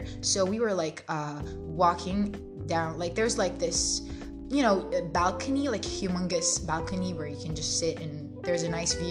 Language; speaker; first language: English; non-native, fluent; Arabic